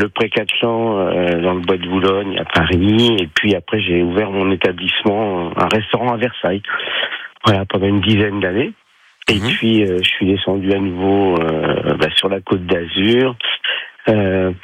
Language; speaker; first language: French; native; French